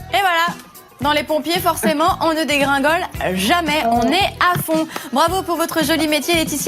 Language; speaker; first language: French; native; French